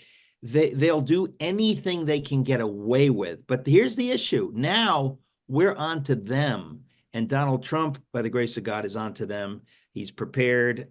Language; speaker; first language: English; native; English